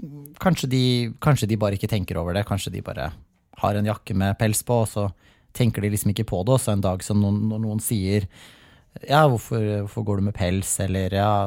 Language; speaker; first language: Norwegian; native; Norwegian